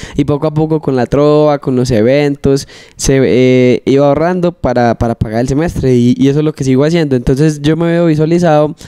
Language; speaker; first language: Spanish; native; Spanish